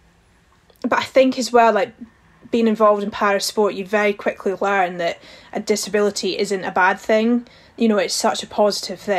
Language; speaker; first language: English; native; English